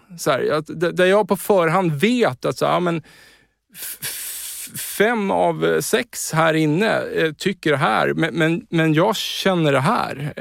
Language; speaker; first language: Swedish; native; Swedish